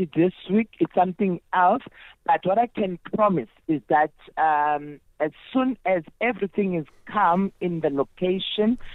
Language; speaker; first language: English; non-native, local second language; Zulu